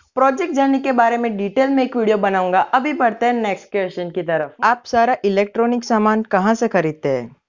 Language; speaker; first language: Hindi; non-native, local second language; Gujarati